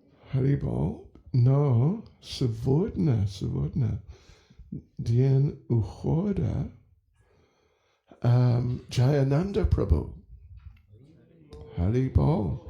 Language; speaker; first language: Russian; non-native, learner; English